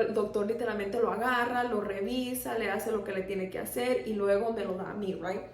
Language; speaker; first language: Spanish; early bilingual, heritage; Spanish